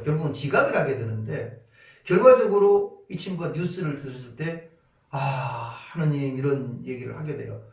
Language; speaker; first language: Korean; native; Korean